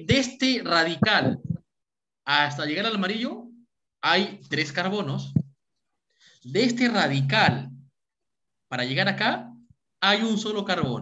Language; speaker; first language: Spanish; native; Spanish